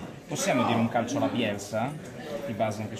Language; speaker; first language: Italian; native; Italian